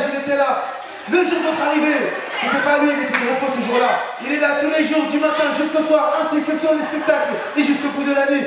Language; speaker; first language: French; native; French